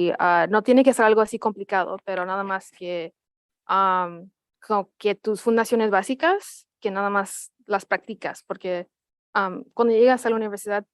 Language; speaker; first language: Spanish; early bilingual, heritage; Spanish